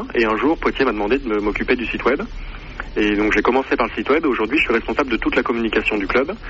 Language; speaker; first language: French; native; French